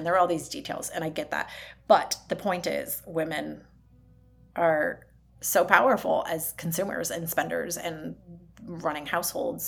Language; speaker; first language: English; native; English